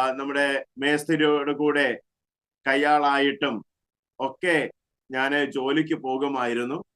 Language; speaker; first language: Malayalam; native; Malayalam